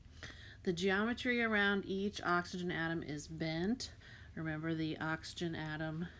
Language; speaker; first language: English; native; English